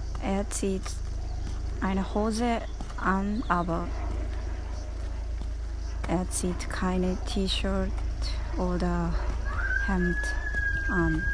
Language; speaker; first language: German; non-native, learner; Japanese